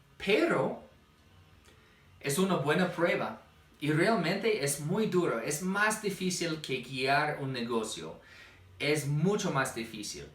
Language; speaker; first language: Spanish; non-native, fluent; English